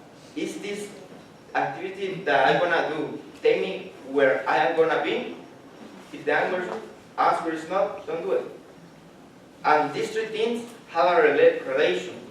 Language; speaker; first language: English; non-native, fluent; Spanish